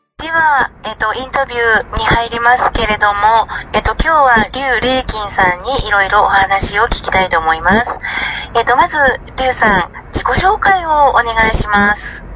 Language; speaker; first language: Japanese; native; Japanese